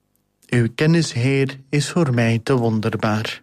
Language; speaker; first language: Dutch; native; Dutch